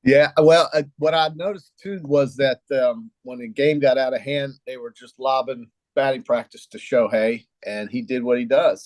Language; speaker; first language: English; native; English